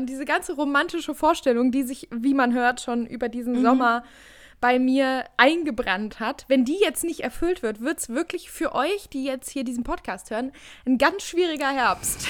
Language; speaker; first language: German; native; German